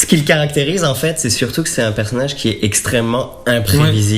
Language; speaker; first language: French; native; French